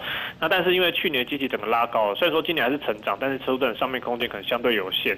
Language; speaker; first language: Chinese; native; Chinese